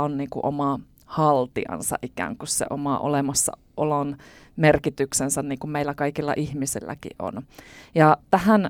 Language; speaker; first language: Finnish; native; Finnish